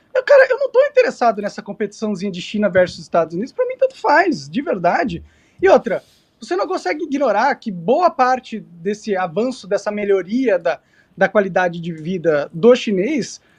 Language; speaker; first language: Portuguese; native; Portuguese